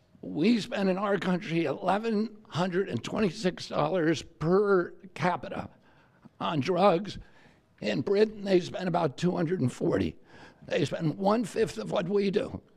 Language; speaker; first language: English; native; English